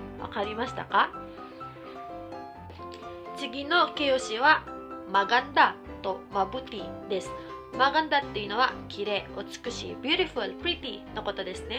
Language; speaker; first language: Japanese; non-native, local second language; Filipino